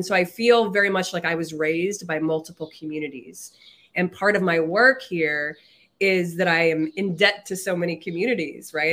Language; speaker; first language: English; native; English